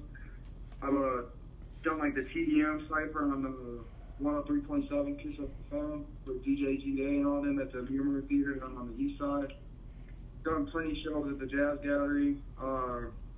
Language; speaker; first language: English; native; English